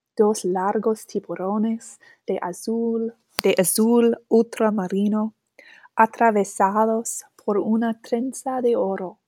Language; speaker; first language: Spanish; non-native, learner; English